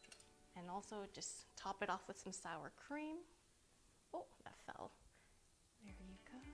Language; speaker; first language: English; native; English